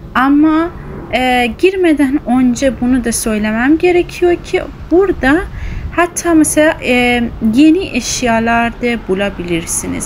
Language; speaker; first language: Turkish; early bilingual, heritage; Turkish